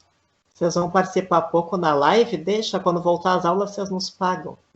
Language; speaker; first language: Portuguese; native; Portuguese